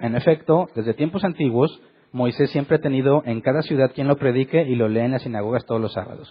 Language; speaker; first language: Spanish; native; Spanish